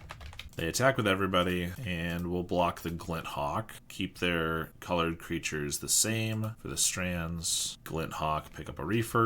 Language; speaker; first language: English; native; English